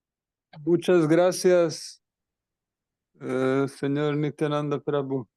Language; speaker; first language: Spanish; non-native, learner; English